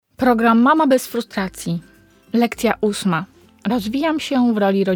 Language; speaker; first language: Polish; native; Polish